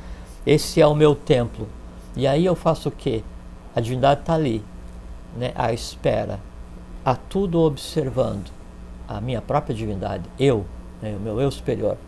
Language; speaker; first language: Portuguese; native; Portuguese